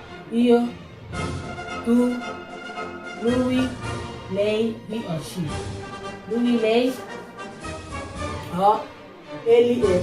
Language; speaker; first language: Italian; non-native, learner; Nigerian Pidgin